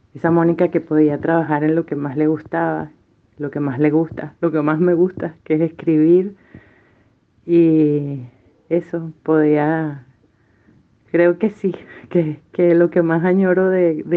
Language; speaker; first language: Spanish; native; Spanish